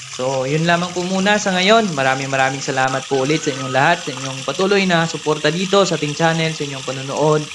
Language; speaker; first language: Filipino; non-native, local second language; Cebuano